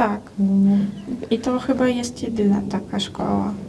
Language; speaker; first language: Polish; non-native, fluent; Russian